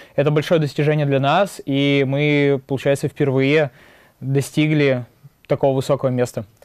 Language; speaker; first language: Russian; native; Russian